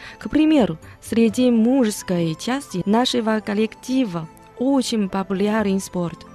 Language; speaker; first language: Russian; non-native, fluent; Chinese